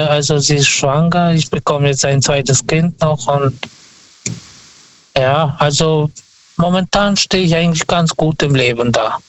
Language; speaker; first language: German; non-native, fluent; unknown